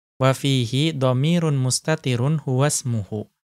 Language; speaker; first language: Arabic; non-native, fluent; Indonesian